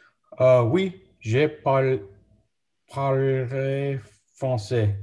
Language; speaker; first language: French; non-native, learner; English